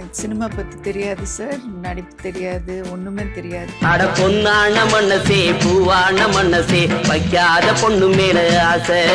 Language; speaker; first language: Tamil; non-native, local second language; English